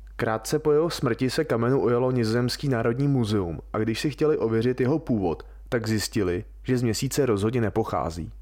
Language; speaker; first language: Czech; native; Czech